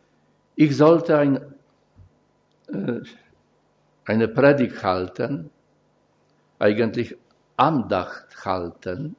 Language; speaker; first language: German; non-native, fluent; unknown